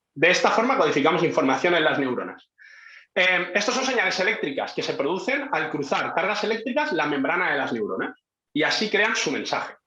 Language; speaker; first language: Spanish; native; Spanish